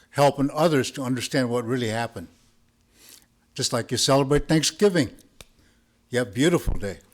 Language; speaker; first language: English; early bilingual, other home language; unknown